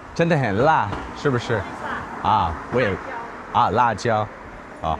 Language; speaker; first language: Chinese; non-native, learner; English